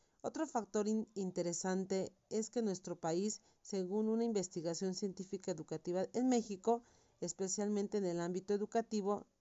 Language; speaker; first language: Spanish; native; Spanish